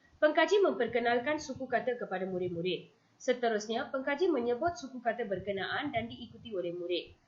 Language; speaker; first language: Malay; non-native, local second language; Tamil